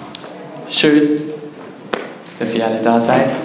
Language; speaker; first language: German; non-native, fluent; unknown